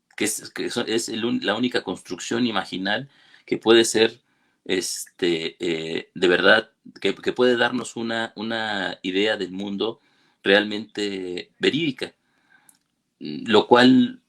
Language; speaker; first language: Spanish; native; Spanish